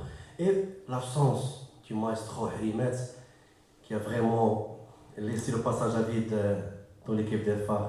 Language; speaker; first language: French; non-native, local second language; Arabic